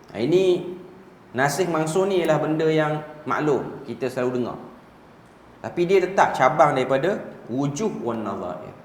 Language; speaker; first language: Malay; native; Malay